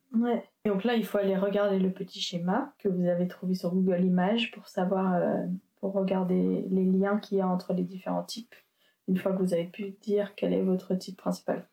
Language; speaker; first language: French; native; French